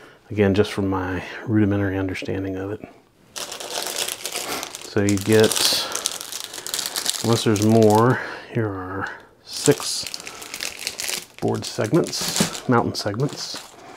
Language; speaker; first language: English; native; English